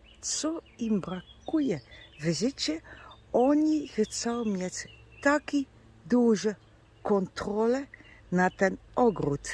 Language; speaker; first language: Polish; non-native, learner; Dutch